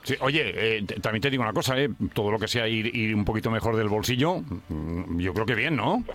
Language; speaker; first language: Spanish; native; Spanish